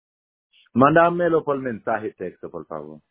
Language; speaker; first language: Spanish; non-native, learner; Haitian Creole